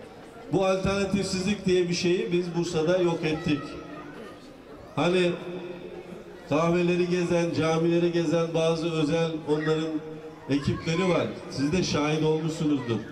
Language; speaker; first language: Turkish; native; Turkish